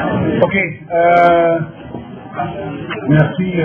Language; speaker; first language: French; non-native, fluent; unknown